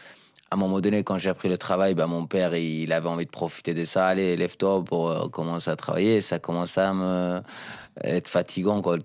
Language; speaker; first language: French; non-native, fluent; Persian